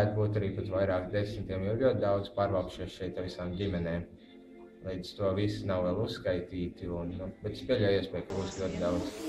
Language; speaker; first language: Latvian; native; Latvian